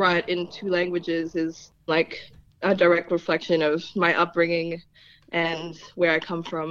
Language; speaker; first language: English; non-native, local second language; Filipino